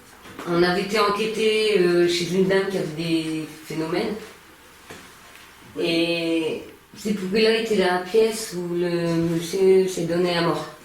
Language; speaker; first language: French; native; French